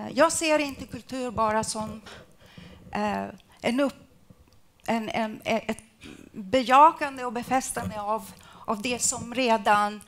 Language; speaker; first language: Swedish; non-native, fluent; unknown